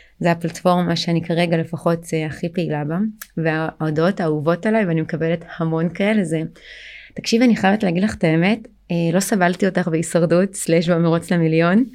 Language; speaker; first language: Hebrew; early bilingual, other home language; Russian